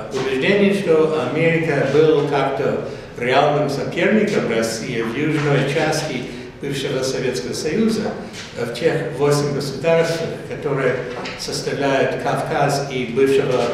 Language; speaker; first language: Russian; non-native, fluent; English